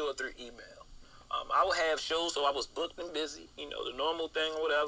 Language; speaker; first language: English; native; English